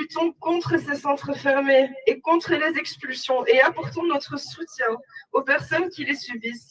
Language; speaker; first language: French; native; French